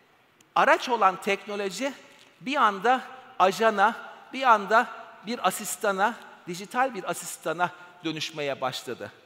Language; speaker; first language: Turkish; native; Turkish